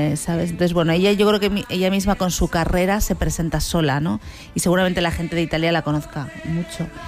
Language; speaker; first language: Spanish; native; Spanish